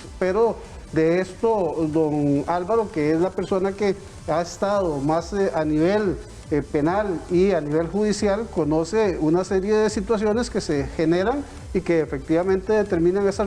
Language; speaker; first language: Spanish; native; Spanish